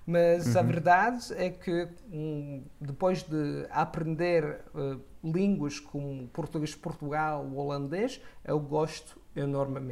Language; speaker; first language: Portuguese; non-native, learner; Italian